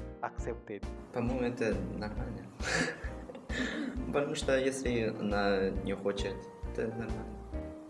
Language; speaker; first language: Russian; non-native, fluent; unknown